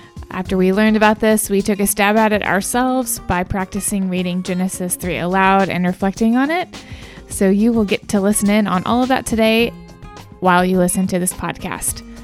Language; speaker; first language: English; native; English